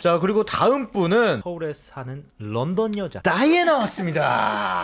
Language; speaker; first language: Korean; native; Korean